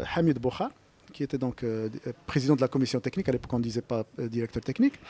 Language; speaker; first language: French; non-native, local second language; Arabic